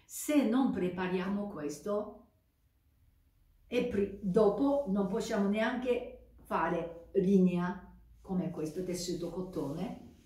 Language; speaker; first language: Italian; non-native, fluent; Japanese